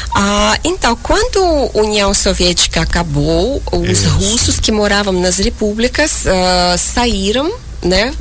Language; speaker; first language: Portuguese; non-native, fluent; Russian